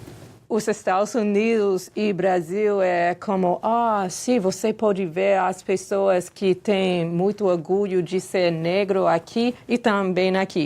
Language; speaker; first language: Portuguese; non-native, fluent; English